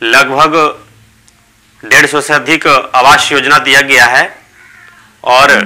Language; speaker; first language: Hindi; native; Hindi